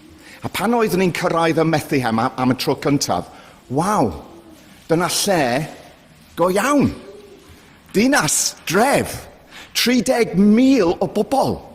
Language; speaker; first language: Welsh; non-native, fluent; English